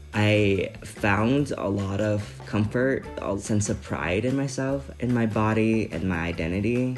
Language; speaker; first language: English; early bilingual, other home language; Vietnamese